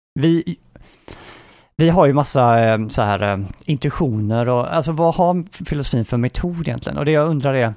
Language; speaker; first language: Swedish; native; Swedish